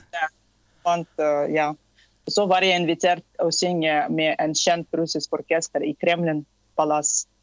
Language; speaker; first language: Norwegian; non-native, fluent; Tatar